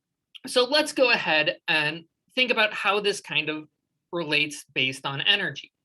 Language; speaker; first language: English; native; English